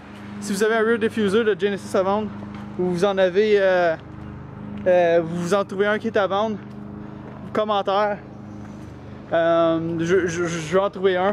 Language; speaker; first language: French; native; French